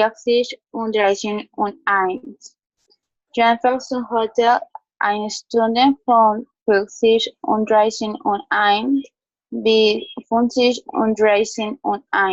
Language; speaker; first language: German; non-native, learner; Spanish